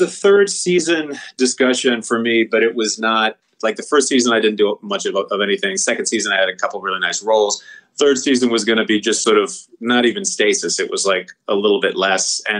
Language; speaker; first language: English; native; English